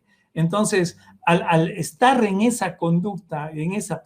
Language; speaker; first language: Spanish; native; Spanish